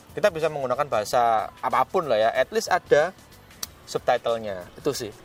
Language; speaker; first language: Indonesian; non-native, local second language; Javanese